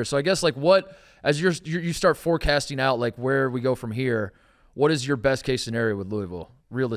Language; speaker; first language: English; native; English